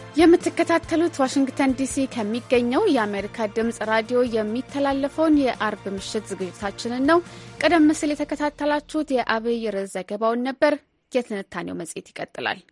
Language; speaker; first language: Amharic; native; Amharic